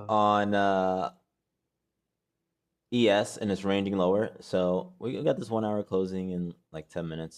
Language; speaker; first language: English; native; English